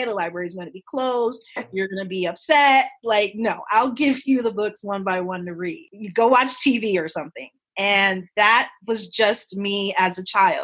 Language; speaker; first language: English; native; English